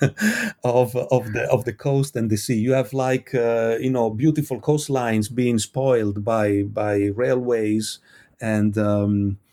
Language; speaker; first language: English; non-native, fluent; Italian